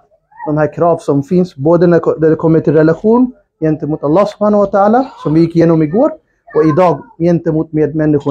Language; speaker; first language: Swedish; non-native, fluent; Urdu